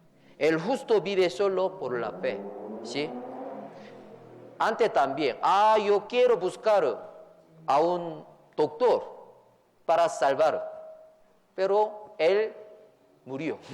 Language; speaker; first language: Spanish; non-native, fluent; Korean